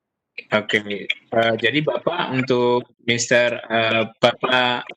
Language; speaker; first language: Indonesian; native; Indonesian